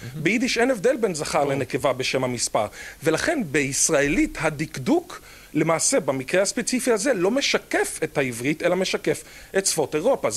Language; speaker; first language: Hebrew; native; Hebrew